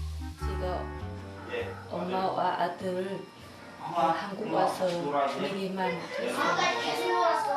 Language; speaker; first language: Korean; non-native, learner; Vietnamese